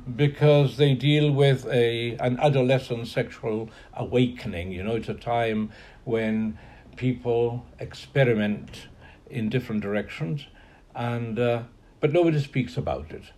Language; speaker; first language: English; non-native, local second language; Spanish